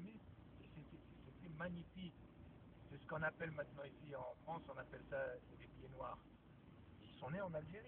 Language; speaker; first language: French; non-native, local second language; Arabic